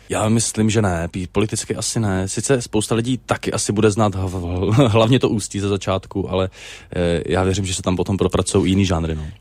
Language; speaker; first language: Czech; native; Czech